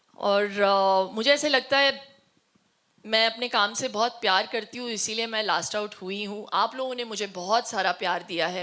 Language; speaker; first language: Hindi; non-native, local second language; Tulu